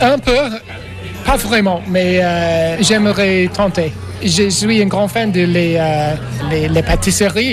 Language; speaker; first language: French; non-native, learner; English